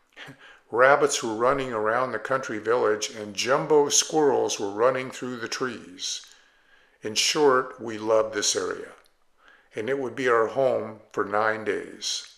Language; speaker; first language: English; native; English